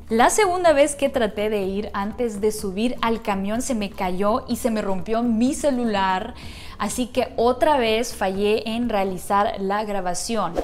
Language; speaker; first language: Spanish; non-native, fluent; Ukrainian